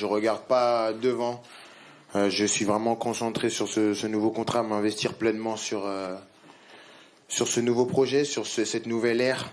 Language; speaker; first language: French; native; French